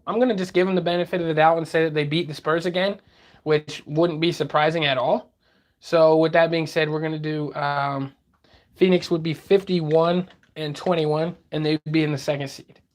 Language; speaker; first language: English; native; English